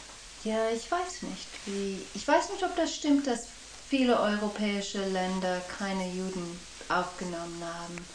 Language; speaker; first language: German; non-native, fluent; English